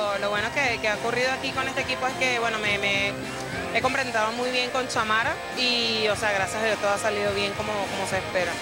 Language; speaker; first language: Spanish; native; Spanish